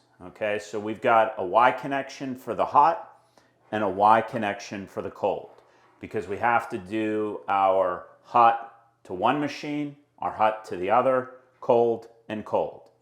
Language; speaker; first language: English; native; English